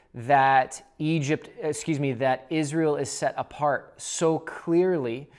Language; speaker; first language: English; native; English